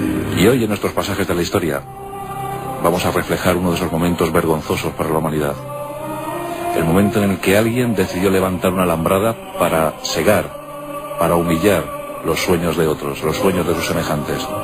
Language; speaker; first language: Spanish; native; Spanish